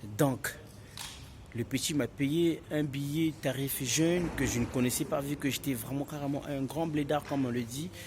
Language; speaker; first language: French; non-native, local second language; Lingala